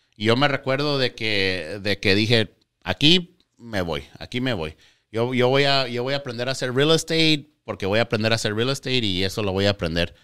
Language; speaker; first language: Spanish; early bilingual, heritage; Spanish